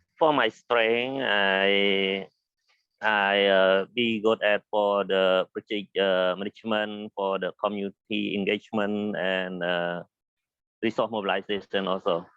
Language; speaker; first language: English; non-native, learner; Khmer